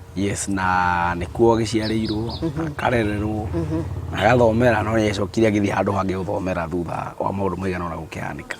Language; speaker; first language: Kikuyu; native; Kikuyu